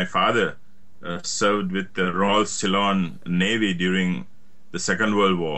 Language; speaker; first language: English; native; English